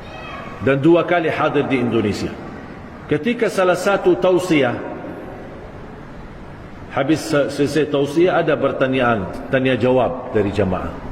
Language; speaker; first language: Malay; non-native, fluent; Arabic